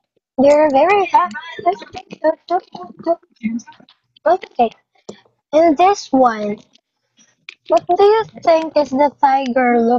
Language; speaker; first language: English; non-native, fluent; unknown